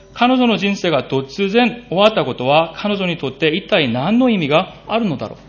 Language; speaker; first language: Japanese; non-native, fluent; Korean